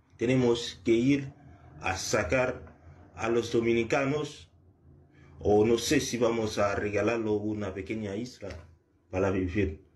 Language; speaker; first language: Spanish; non-native, learner; Haitian Creole